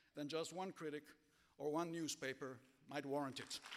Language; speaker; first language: English; early bilingual, other home language; Spanish